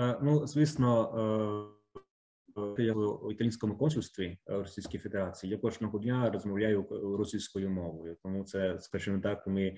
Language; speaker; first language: Ukrainian; non-native, fluent; Italian